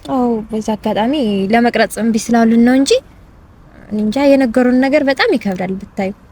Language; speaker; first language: Amharic; non-native, local second language; Tigrinya